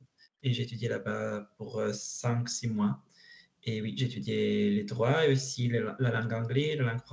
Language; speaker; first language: French; non-native, learner; Italian